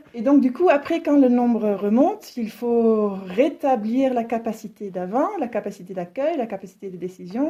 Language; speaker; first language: French; non-native, fluent; Dutch